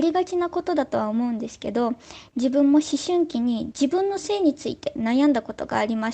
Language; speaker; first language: Japanese; native; Japanese